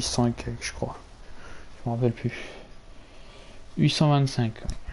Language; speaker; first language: French; native; French